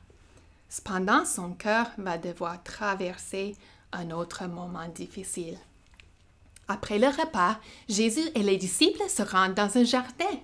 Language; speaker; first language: French; native; French